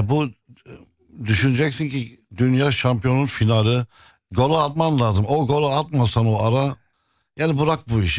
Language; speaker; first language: Turkish; non-native, fluent; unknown